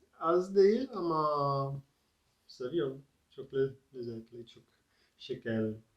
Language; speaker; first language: Turkish; non-native, learner; English